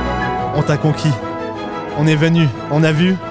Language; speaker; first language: French; native; French